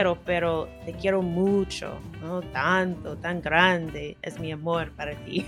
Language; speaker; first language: Spanish; non-native, fluent; English